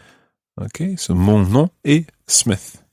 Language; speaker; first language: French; non-native, fluent; English